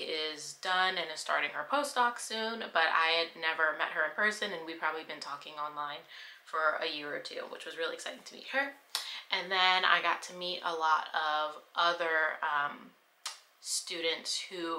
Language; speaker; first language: English; native; English